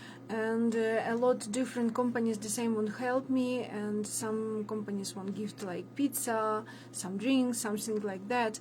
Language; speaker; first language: English; non-native, learner; Ukrainian